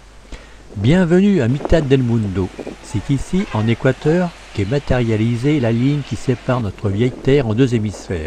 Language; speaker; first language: French; native; French